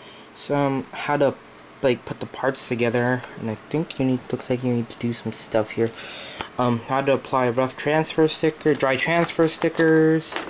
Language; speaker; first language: English; native; English